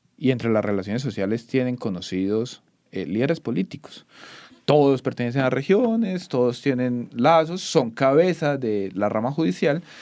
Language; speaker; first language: Spanish; native; Spanish